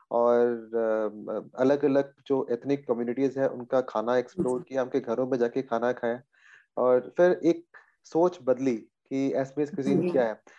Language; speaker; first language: Hindi; native; Hindi